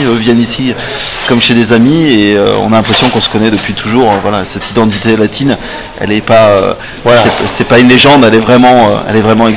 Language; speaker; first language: French; native; French